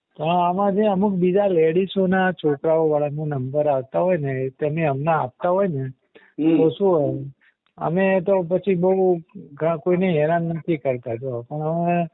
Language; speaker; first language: Gujarati; native; Gujarati